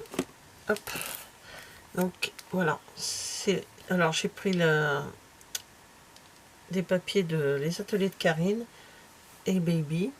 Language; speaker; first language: French; native; French